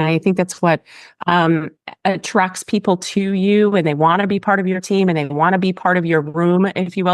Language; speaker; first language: English; native; English